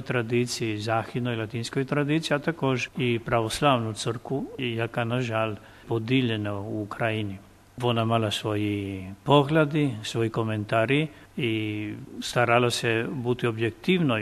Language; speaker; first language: Ukrainian; non-native, fluent; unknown